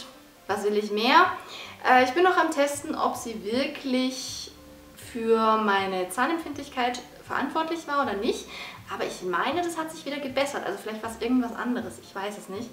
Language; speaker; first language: German; native; German